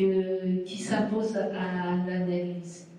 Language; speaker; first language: French; non-native, fluent; Spanish